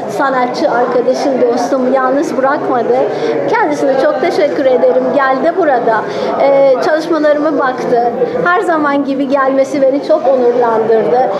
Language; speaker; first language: Turkish; non-native, fluent; Persian